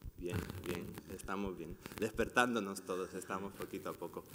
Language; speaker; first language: Spanish; native; Spanish